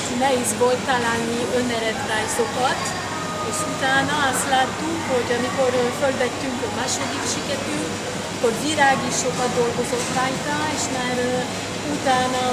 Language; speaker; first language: Hungarian; non-native, learner; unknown